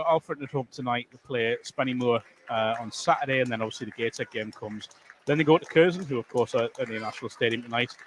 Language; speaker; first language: English; native; English